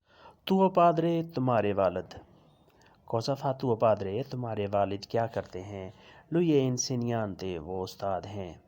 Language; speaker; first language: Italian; non-native, learner; Urdu